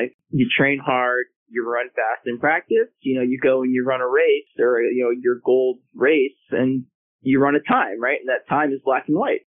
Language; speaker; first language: English; native; English